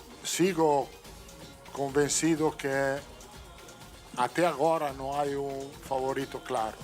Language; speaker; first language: Portuguese; non-native, fluent; Italian